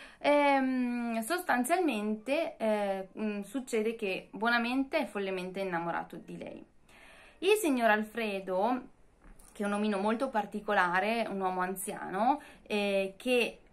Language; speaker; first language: Italian; native; Italian